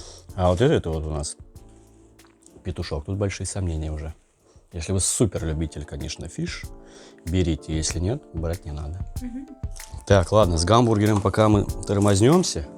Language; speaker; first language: Russian; native; Russian